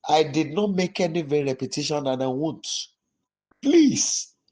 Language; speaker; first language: English; non-native, local second language; Yoruba